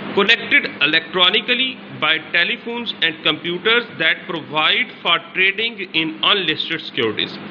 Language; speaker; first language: English; non-native, local second language; Urdu